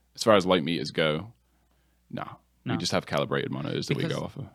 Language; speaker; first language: English; native; English